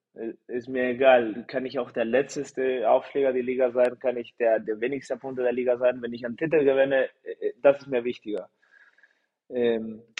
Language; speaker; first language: German; early bilingual, heritage; Spanish